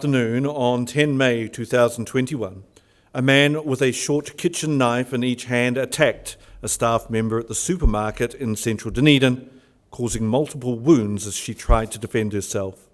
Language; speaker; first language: English; native; English